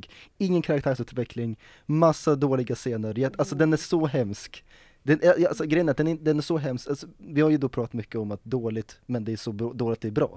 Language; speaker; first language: Swedish; native; Swedish